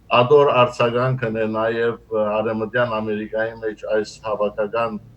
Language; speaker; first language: Armenian; early bilingual, heritage; Armenian